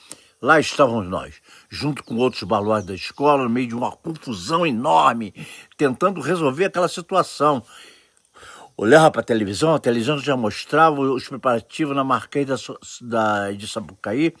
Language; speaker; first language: Portuguese; native; Portuguese